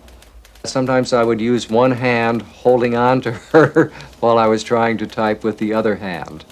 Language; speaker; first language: English; native; English